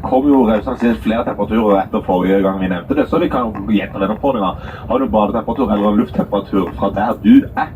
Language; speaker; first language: Norwegian; native; Norwegian